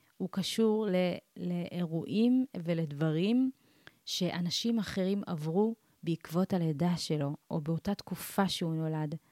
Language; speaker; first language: Hebrew; early bilingual, other home language; Amharic